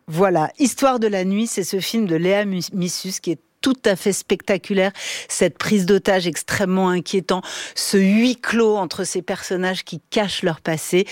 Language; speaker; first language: French; native; French